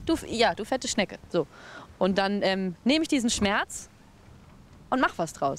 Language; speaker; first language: German; native; German